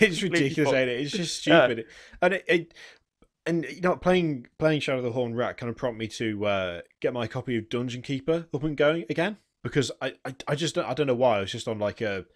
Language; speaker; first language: English; native; English